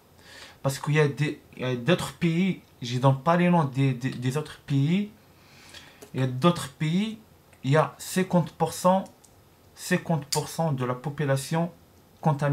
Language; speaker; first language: French; non-native, learner; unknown